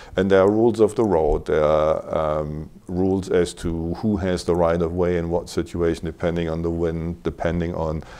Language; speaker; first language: English; non-native, fluent; German